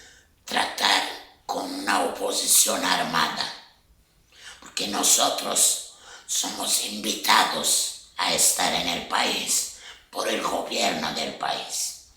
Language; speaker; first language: Spanish; non-native, fluent; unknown